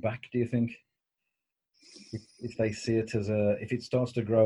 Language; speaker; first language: English; native; English